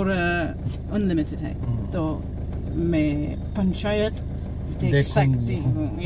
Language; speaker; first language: Hindi; non-native, learner; English